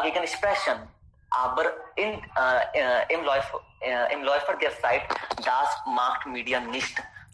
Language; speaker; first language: German; non-native, learner; Hindi